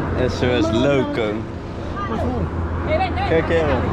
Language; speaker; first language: Spanish; non-native, learner; Dutch